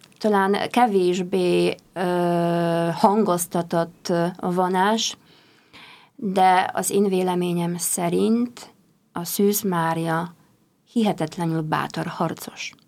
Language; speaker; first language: Hungarian; non-native, fluent; Polish